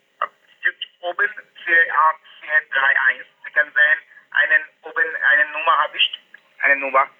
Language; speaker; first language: German; non-native, learner; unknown